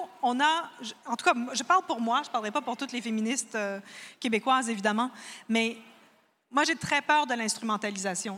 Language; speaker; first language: French; native; French